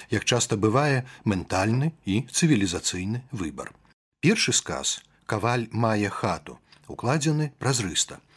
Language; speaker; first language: Belarusian; native; Belarusian